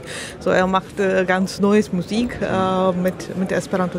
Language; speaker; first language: German; non-native, learner; Slovak